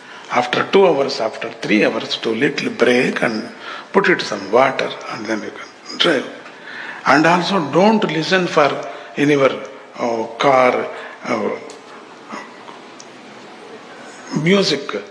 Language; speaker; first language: English; non-native, local second language; Telugu